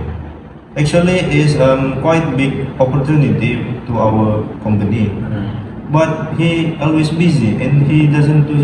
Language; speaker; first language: English; non-native, learner; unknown